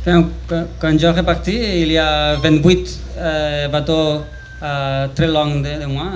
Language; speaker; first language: French; non-native, learner; Spanish